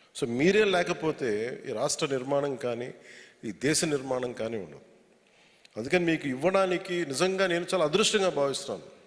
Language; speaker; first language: Telugu; native; Telugu